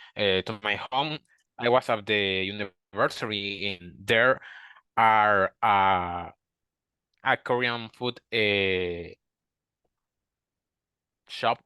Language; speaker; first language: English; non-native, learner; Spanish